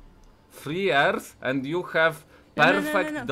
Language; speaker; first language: English; non-native, learner; Polish